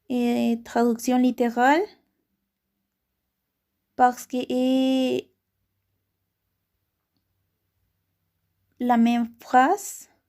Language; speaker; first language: French; non-native, learner; Spanish